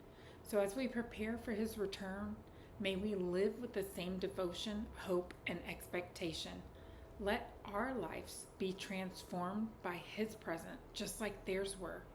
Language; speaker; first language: English; native; English